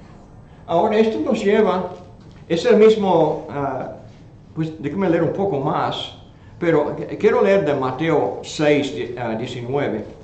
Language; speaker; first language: Spanish; non-native, fluent; English